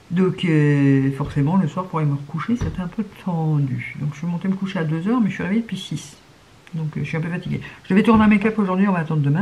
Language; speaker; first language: French; native; French